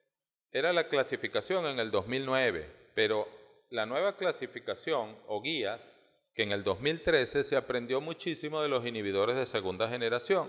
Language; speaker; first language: Spanish; native; Spanish